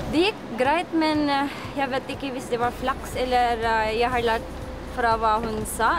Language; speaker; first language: Norwegian; non-native, fluent; Filipino